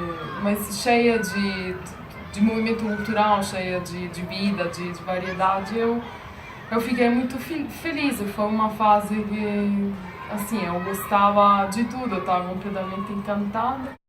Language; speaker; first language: Portuguese; non-native, fluent; Italian